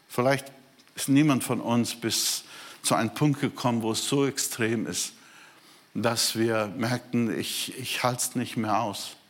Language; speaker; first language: German; non-native, fluent; Portuguese